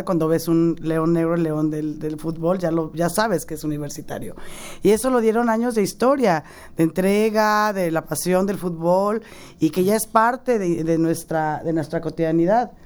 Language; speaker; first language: Spanish; native; Spanish